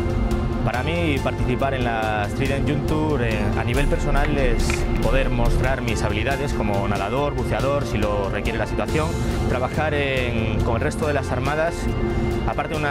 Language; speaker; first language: Spanish; native; Spanish